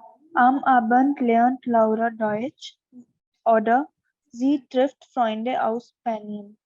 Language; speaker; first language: German; non-native, learner; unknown